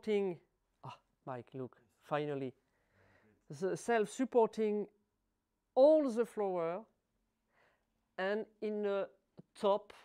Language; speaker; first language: English; non-native, learner; French